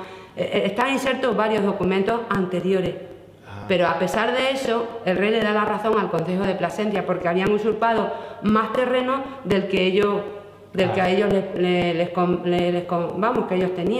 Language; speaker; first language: Spanish; native; Spanish